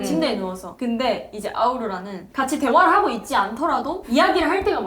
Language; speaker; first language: Korean; native; Korean